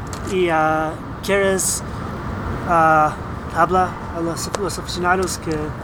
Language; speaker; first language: Spanish; non-native, learner; English